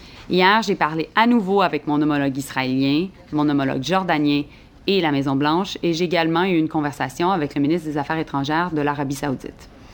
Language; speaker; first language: French; native; French